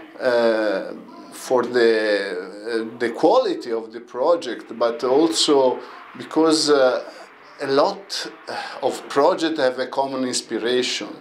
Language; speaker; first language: English; non-native, learner; Italian